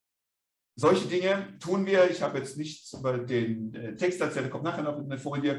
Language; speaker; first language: German; native; German